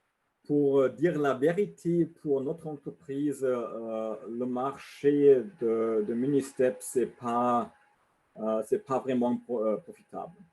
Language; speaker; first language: French; non-native, learner; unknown